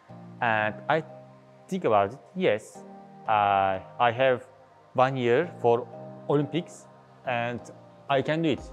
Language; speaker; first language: English; non-native, learner; Turkish